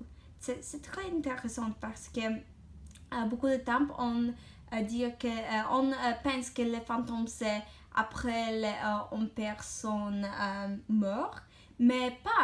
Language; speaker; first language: French; non-native, learner; English